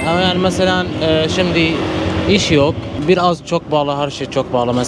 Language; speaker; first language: Turkish; non-native, learner; Arabic